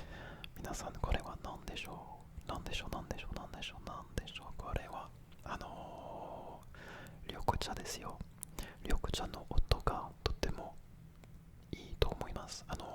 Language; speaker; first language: Japanese; non-native, fluent; French